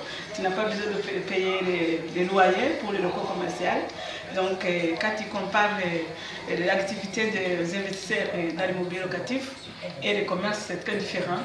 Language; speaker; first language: French; non-native, local second language; Kinyarwanda